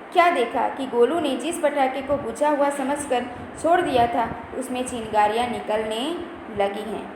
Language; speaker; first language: Hindi; non-native, local second language; Gujarati